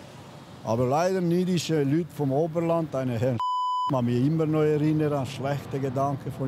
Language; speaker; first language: German; non-native, learner; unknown